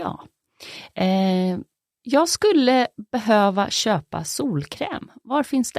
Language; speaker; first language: Swedish; native; Swedish